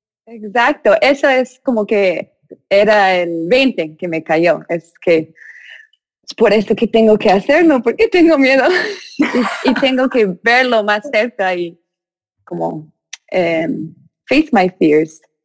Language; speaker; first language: Spanish; non-native, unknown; English